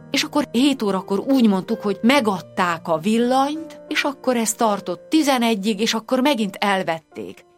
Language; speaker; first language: Hungarian; native; Hungarian